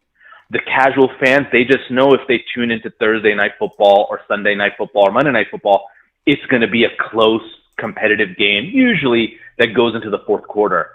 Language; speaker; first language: English; native; English